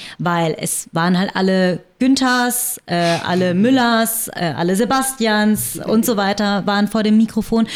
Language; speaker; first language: German; early bilingual, other home language; Vietnamese